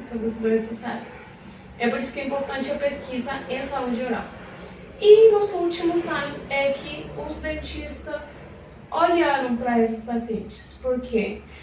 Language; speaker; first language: Portuguese; non-native, fluent; Spanish